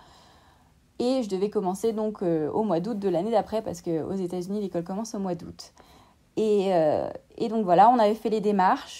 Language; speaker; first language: French; native; French